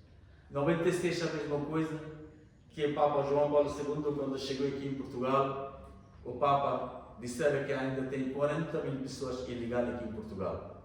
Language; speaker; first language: Portuguese; non-native, learner; Bangla